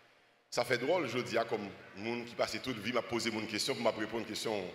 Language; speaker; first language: French; non-native, local second language; Haitian Creole